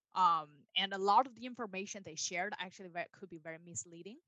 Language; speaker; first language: English; non-native, fluent; Chinese